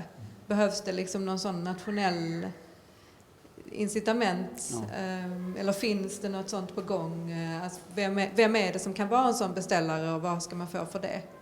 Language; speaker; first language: Swedish; native; Swedish